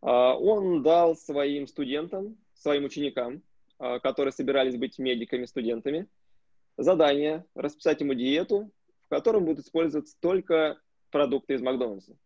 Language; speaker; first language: Russian; native; Russian